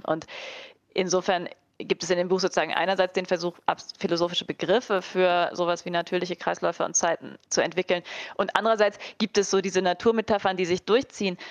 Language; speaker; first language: German; native; German